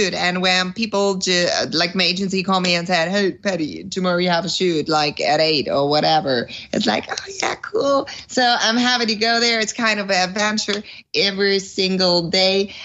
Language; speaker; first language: English; non-native, fluent; German